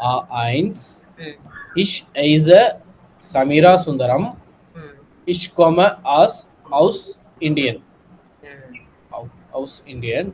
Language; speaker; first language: German; non-native, learner; Tamil